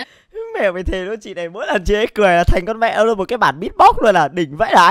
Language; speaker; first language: Vietnamese; native; Vietnamese